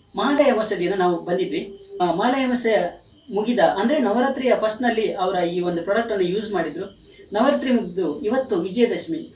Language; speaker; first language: Kannada; native; Kannada